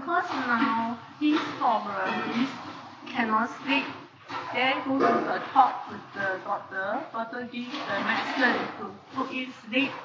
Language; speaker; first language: English; non-native, learner; Thai